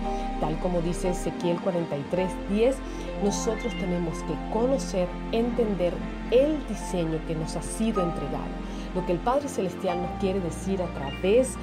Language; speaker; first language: Spanish; native; Spanish